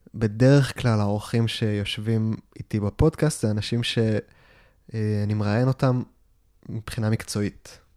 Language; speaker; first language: Hebrew; native; Hebrew